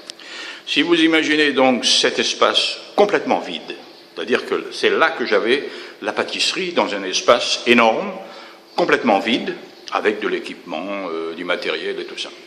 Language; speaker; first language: French; native; French